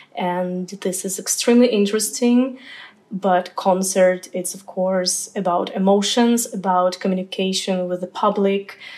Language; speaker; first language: English; non-native, fluent; Ukrainian